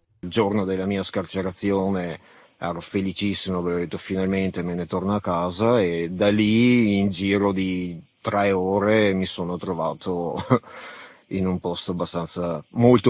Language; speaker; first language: Italian; early bilingual, other home language; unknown